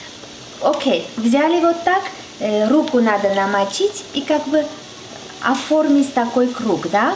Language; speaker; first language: Russian; non-native, fluent; Armenian